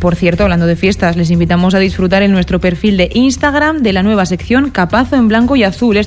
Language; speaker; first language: Spanish; native; Spanish